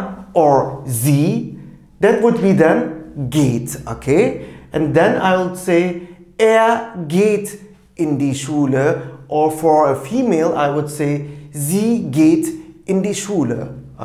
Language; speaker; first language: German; non-native, fluent; Turkish